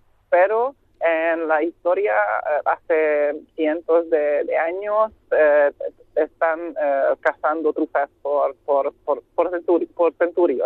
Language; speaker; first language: Spanish; non-native, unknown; Hungarian